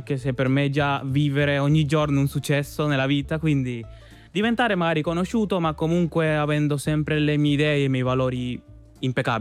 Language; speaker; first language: Italian; non-native, fluent; Spanish